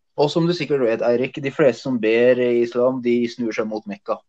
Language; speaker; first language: Norwegian; early bilingual, other home language; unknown